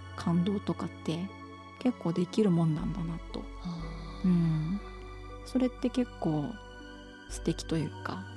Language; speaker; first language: Japanese; native; Japanese